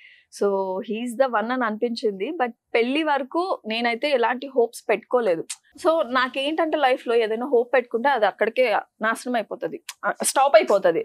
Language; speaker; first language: Telugu; native; Telugu